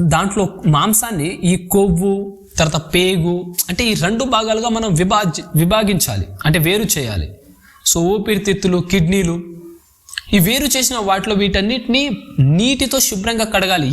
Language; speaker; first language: Telugu; non-native, local second language; Lambadi